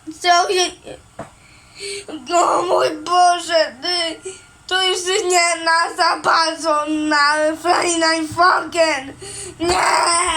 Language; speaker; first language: Polish; early bilingual, heritage; Portuguese